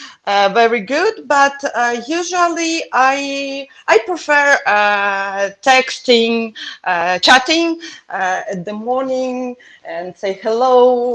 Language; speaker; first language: English; non-native, learner; Russian